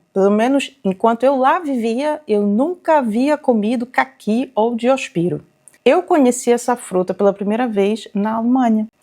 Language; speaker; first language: Portuguese; native; Portuguese